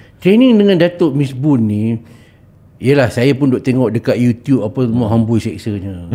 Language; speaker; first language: Malay; native; Malay